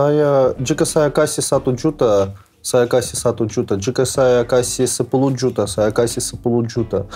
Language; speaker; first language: Indonesian; non-native, learner; Russian